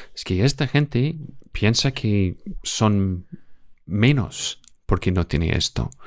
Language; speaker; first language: Spanish; non-native, fluent; English